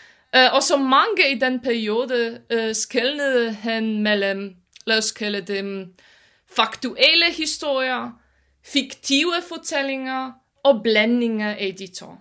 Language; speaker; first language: Danish; non-native, fluent; Polish